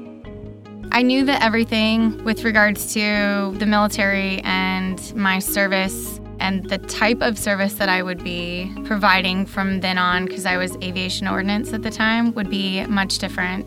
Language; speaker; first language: English; native; English